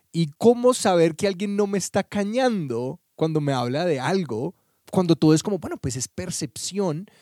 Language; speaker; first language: Spanish; native; Spanish